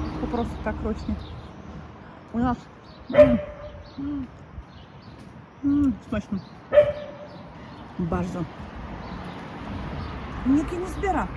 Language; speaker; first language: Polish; non-native, learner; Russian